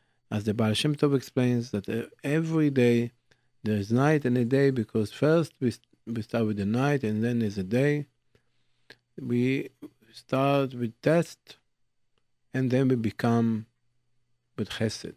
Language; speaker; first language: English; non-native, fluent; Hebrew